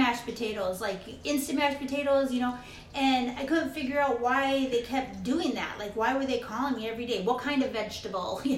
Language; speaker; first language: English; native; English